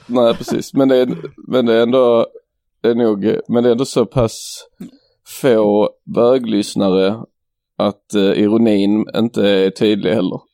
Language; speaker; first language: Swedish; native; Swedish